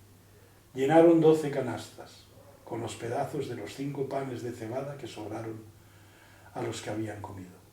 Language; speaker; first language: Spanish; native; Spanish